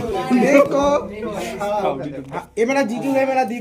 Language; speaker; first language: Hindi; non-native, local second language; Bangla